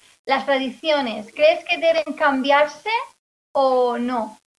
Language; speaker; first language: Spanish; native; Spanish